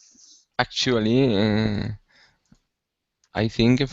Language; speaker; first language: English; non-native, learner; Spanish